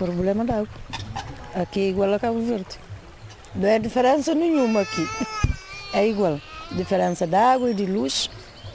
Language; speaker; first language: Portuguese; non-native, learner; Kabuverdianu